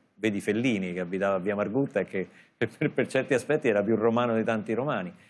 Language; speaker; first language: Italian; native; Italian